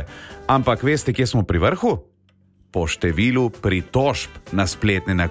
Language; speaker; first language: Slovenian; native; Slovenian